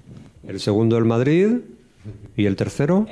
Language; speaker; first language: Spanish; native; Spanish